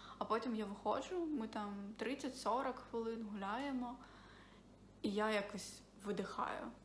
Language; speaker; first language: Ukrainian; non-native, local second language; Russian